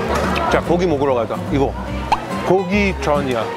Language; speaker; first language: Korean; non-native, fluent; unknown